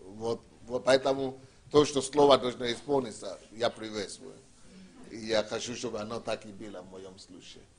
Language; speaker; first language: Russian; non-native, fluent; Yoruba